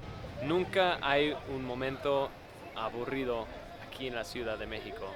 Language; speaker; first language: Spanish; non-native, fluent; English